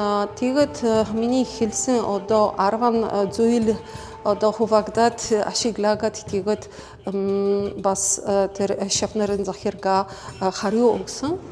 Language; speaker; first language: Mongolian; non-native, fluent; Polish